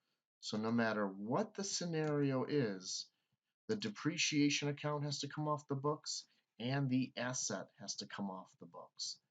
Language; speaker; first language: English; native; English